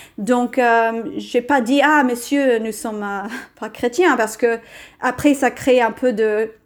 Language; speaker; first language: French; non-native, fluent; English